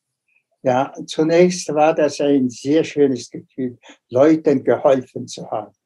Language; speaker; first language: German; non-native, fluent; Tuvinian